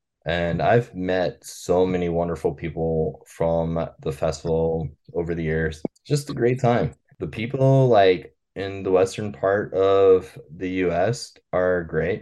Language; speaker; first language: English; native; English